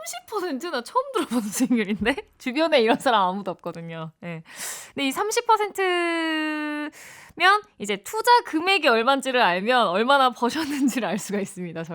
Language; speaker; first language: Korean; native; Korean